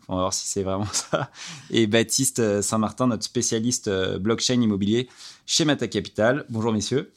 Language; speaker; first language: French; native; French